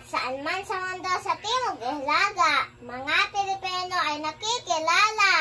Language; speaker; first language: Filipino; native; Filipino